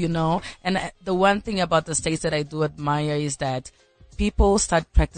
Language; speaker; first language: English; non-native, fluent; Portuguese